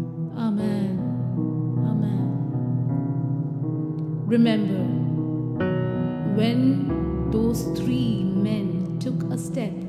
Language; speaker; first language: English; non-native, local second language; Hindi